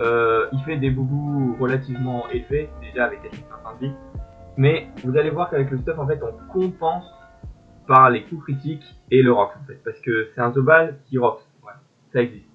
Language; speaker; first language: French; native; French